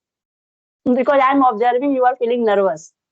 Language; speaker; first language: English; non-native, local second language; Hindi